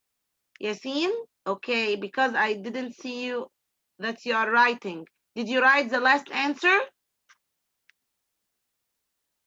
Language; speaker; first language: English; non-native, fluent; Arabic